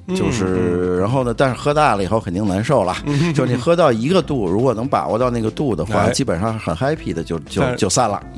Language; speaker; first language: Chinese; native; Chinese